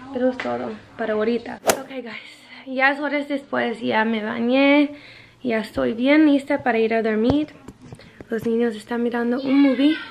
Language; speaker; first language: Spanish; early bilingual, other home language; English